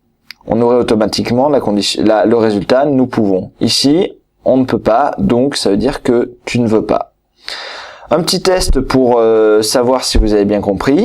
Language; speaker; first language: French; native; French